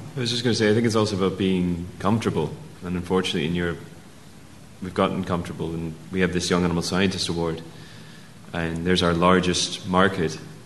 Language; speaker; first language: English; native; English